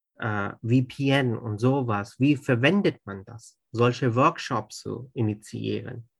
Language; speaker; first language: German; non-native, fluent; Urdu